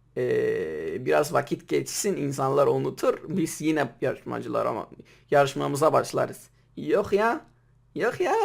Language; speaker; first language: Turkish; non-native, local second language; Kurdish